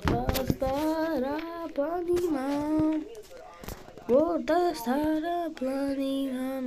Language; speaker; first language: Bulgarian; early bilingual, heritage; Bulgarian